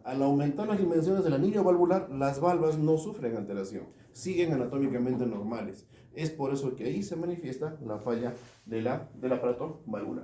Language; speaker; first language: Spanish; native; Spanish